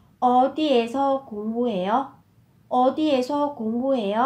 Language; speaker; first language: Korean; non-native, fluent; Vietnamese